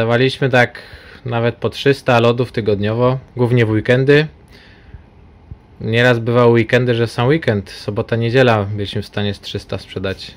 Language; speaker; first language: Polish; native; Polish